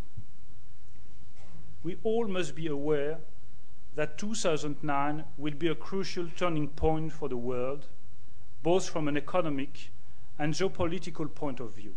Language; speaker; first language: English; non-native, fluent; French